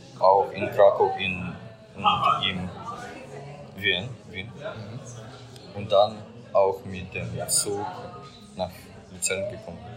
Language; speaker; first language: German; non-native, learner; Ukrainian